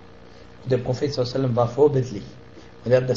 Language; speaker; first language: German; non-native, fluent; Arabic